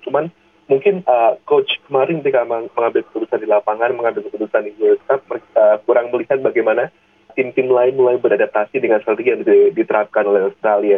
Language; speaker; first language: Indonesian; native; Indonesian